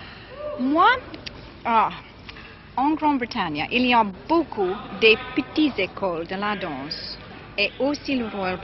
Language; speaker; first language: French; non-native, learner; English